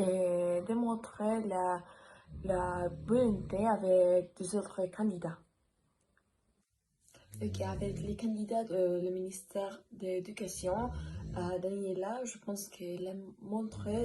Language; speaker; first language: French; non-native, learner; Spanish